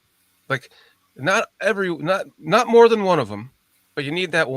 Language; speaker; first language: English; native; English